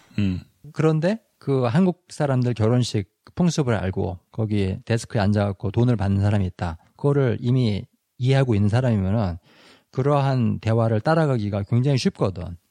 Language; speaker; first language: Korean; native; Korean